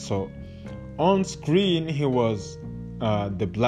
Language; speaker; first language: English; non-native, local second language; Kinyarwanda